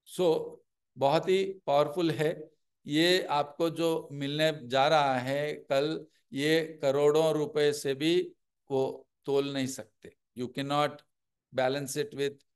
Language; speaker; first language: Hindi; non-native, local second language; Telugu